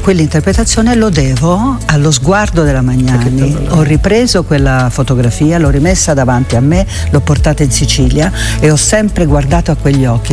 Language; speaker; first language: Italian; native; Italian